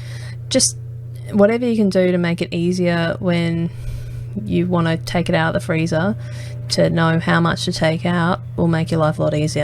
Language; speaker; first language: English; native; English